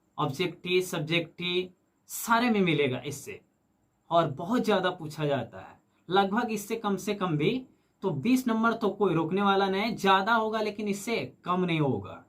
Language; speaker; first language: Hindi; native; Hindi